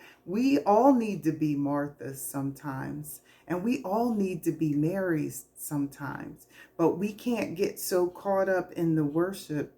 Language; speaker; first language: English; native; English